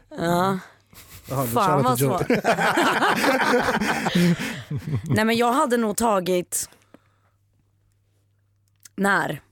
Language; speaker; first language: Swedish; native; Swedish